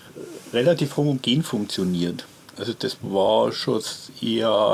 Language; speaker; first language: German; native; German